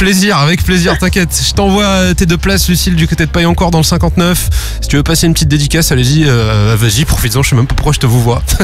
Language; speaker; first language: French; native; French